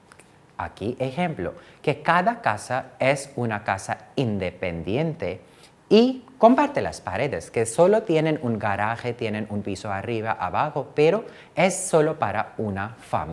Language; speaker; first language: Spanish; non-native, fluent; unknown